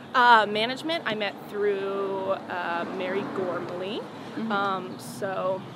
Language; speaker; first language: English; native; English